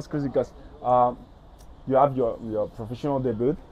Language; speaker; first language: English; early bilingual, other home language; Spanish